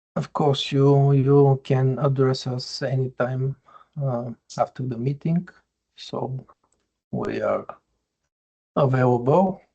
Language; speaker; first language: English; non-native, fluent; Bulgarian